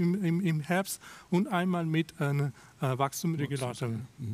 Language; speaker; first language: German; non-native, fluent; Russian